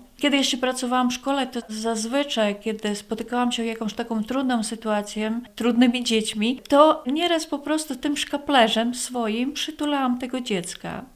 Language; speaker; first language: Polish; non-native, fluent; Latvian